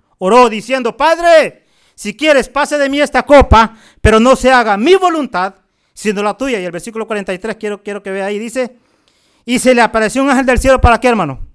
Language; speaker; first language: Spanish; native; Spanish